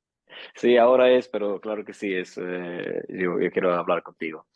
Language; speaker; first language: Spanish; early bilingual, heritage; Swedish